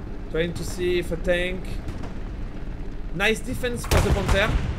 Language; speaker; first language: English; non-native, learner; French